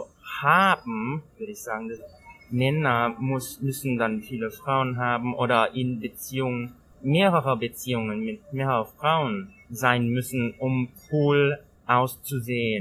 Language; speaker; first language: German; non-native, learner; Thai